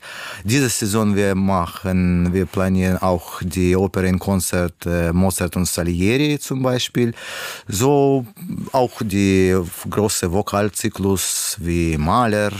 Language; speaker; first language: German; non-native, learner; Russian